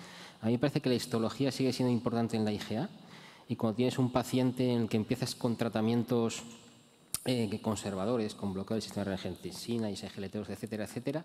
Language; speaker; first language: Spanish; native; Spanish